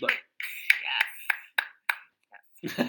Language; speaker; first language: English; non-native, learner; Arabic